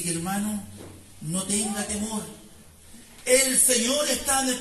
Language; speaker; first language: Spanish; native; Spanish